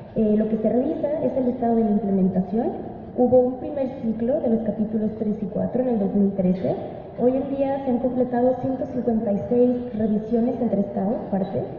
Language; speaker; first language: Spanish; native; Spanish